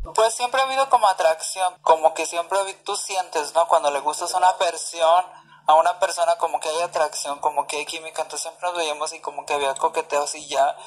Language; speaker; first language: Spanish; native; Spanish